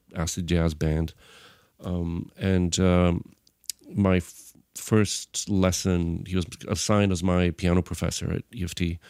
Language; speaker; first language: English; non-native, fluent; Bulgarian